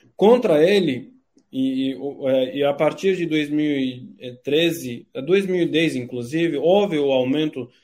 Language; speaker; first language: Portuguese; non-native, fluent; Turkish